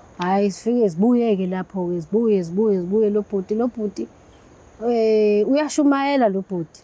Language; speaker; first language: Zulu; native; Zulu